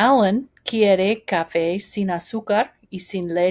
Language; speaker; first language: Spanish; non-native, fluent; English